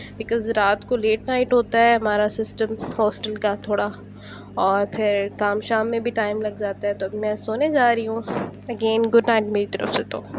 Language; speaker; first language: Urdu; non-native, local second language; Punjabi